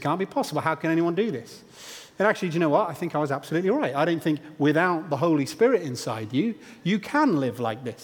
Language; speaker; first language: English; native; English